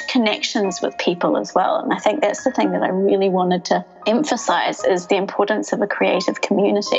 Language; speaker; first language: English; native; English